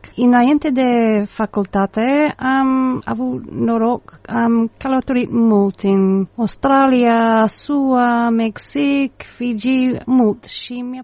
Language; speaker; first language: Romanian; non-native, learner; English